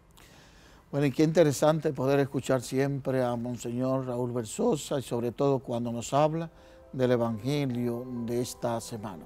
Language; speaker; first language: Spanish; native; Spanish